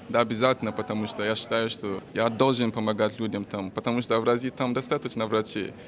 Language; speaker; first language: Russian; non-native, fluent; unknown